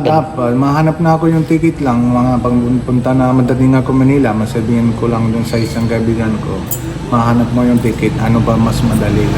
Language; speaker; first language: Filipino; non-native, learner; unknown